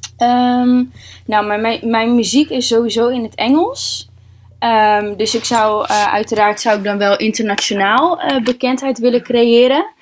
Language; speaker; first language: Dutch; early bilingual, other home language; Russian